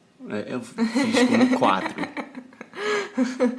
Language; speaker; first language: Portuguese; non-native, fluent; English